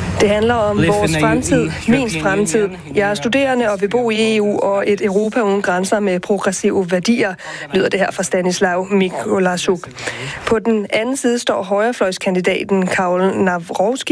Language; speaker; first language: Danish; native; Danish